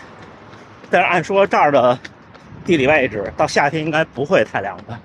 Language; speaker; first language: Chinese; native; Chinese